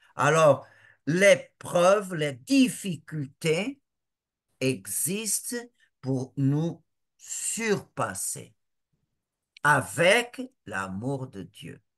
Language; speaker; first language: French; non-native, fluent; Portuguese